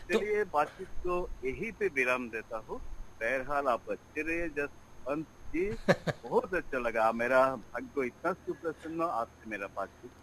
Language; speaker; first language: Hindi; non-native, local second language; Bangla